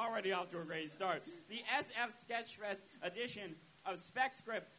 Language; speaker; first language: English; native; English